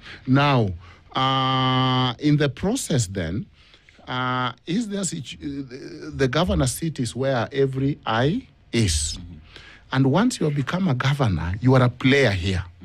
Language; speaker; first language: English; non-native, local second language; Luo (Kenya and Tanzania)